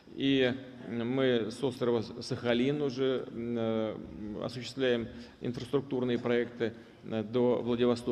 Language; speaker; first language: Russian; native; Russian